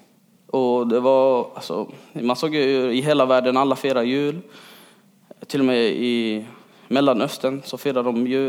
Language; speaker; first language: Swedish; early bilingual, other home language; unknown